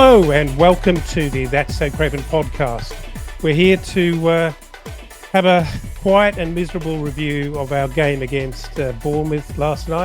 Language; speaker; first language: English; native; English